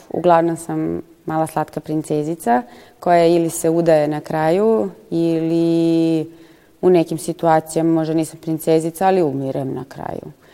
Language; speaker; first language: Serbian; native; Serbian